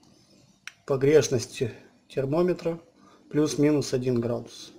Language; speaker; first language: Russian; native; Russian